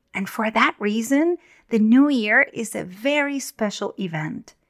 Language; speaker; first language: English; non-native, fluent; Spanish